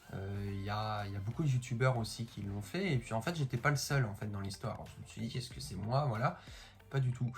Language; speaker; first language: French; native; French